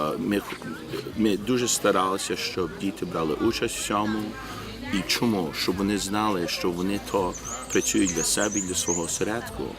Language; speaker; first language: Ukrainian; early bilingual, heritage; Ukrainian